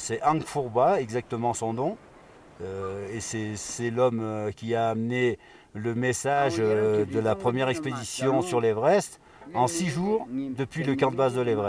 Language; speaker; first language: French; native; French